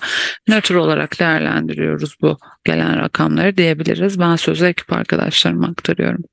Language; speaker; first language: Turkish; native; Turkish